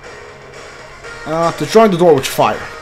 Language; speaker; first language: English; native; English